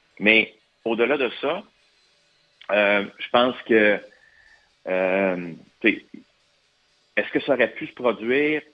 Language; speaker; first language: French; native; French